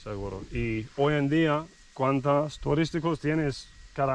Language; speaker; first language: Spanish; non-native, learner; English